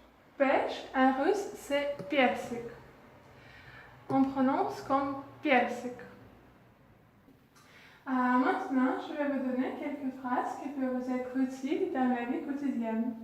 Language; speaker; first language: French; non-native, fluent; Russian